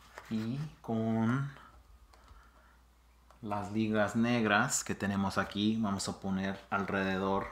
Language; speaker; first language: Spanish; early bilingual, heritage; Spanish